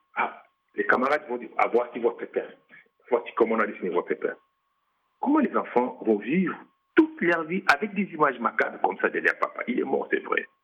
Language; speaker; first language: French; non-native, local second language; Lingala